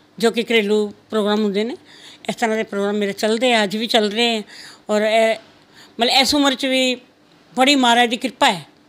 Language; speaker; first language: Punjabi; non-native, local second language; Rajasthani